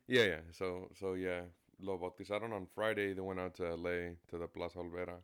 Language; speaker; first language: English; early bilingual, other home language; Spanish